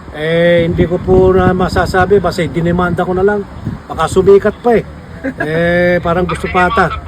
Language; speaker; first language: Filipino; native; Filipino